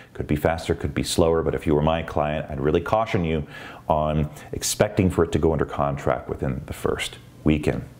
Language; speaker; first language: English; native; English